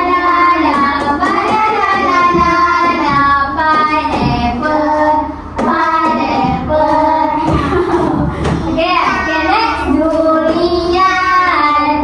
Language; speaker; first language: English; non-native, local second language; Malay